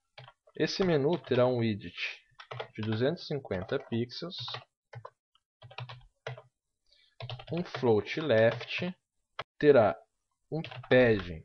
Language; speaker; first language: Portuguese; native; Portuguese